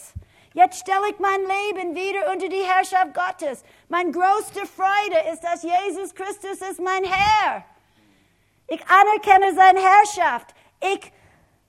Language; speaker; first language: German; non-native, fluent; English